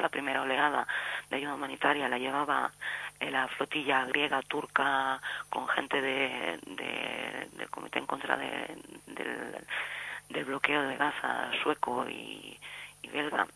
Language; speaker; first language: Spanish; native; Spanish